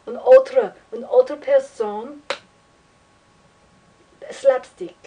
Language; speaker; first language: French; non-native, learner; English